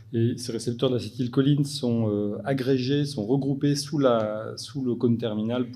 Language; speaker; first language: French; native; French